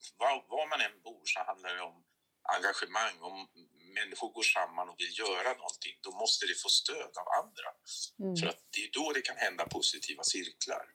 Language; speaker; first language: Swedish; native; Swedish